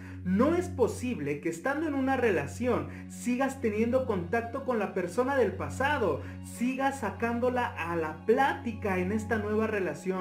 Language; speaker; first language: Spanish; native; Spanish